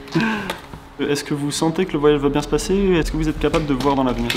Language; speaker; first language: French; native; French